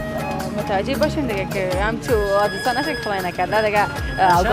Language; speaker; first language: Persian; native; Persian